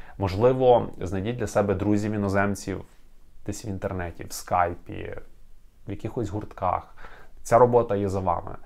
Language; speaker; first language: Ukrainian; native; Ukrainian